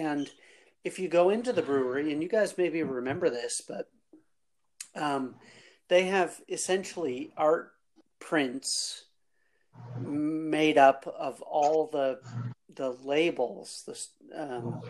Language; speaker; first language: English; native; English